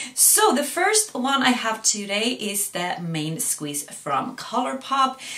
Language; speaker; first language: English; non-native, fluent; Swedish